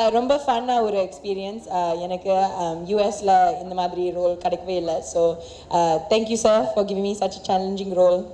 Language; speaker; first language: Tamil; early bilingual, heritage; Tamil